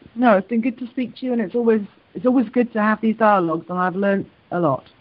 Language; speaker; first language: English; native; English